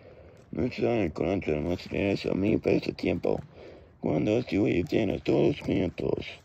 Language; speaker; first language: Spanish; non-native, learner; English